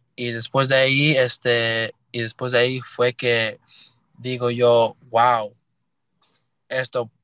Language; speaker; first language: Spanish; early bilingual, heritage; Spanish